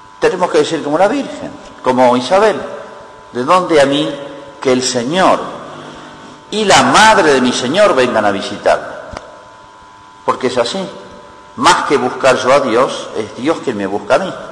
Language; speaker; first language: Spanish; native; Spanish